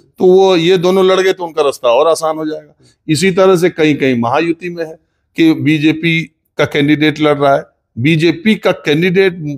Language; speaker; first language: Hindi; native; Hindi